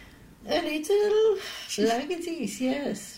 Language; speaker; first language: English; non-native, learner; Polish